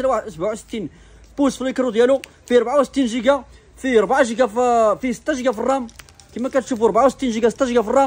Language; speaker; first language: Arabic; native; Arabic